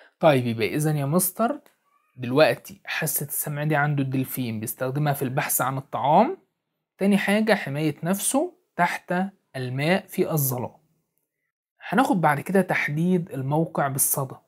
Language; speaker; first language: Arabic; native; Arabic